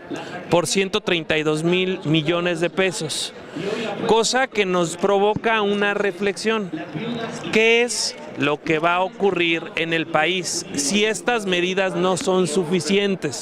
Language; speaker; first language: Spanish; native; Spanish